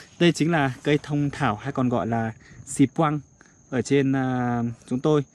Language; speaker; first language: Vietnamese; non-native, local second language; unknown